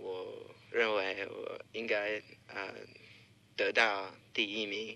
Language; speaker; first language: Chinese; non-native, learner; English